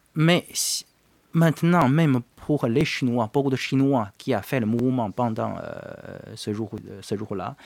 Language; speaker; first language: French; non-native, fluent; Chinese